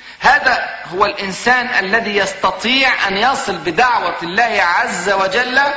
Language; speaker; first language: Arabic; native; Arabic